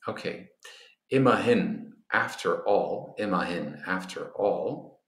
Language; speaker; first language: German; non-native, fluent; English